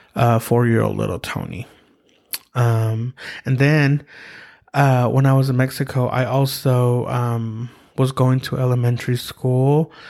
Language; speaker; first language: English; early bilingual, other home language; Spanish